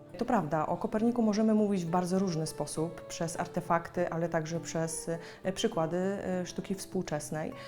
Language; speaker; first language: Polish; native; Polish